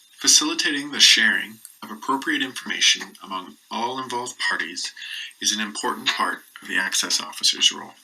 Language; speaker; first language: English; native; English